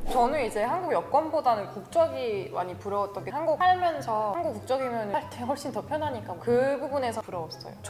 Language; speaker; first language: Korean; early bilingual, other home language; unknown